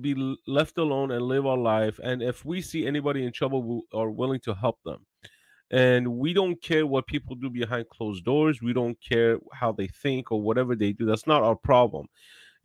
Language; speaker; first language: English; non-native, fluent; Persian